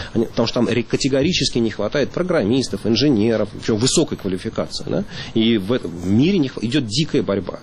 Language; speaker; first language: Russian; native; Russian